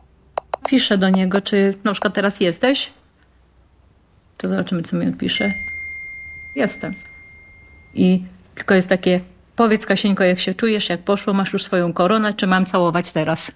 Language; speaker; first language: Polish; native; Polish